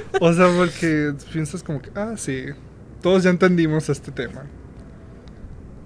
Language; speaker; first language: Spanish; native; Spanish